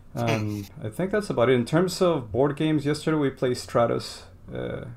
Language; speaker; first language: English; non-native, fluent; Spanish